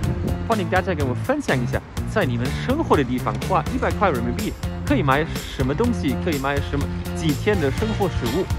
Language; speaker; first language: Chinese; non-native, fluent; German